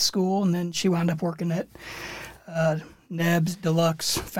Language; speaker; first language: English; native; English